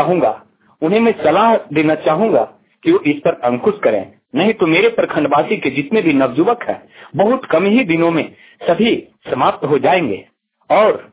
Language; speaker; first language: Hindi; native; Hindi